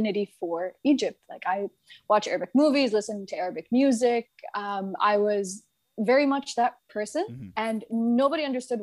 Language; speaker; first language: English; native; English